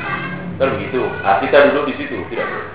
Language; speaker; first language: Indonesian; native; Indonesian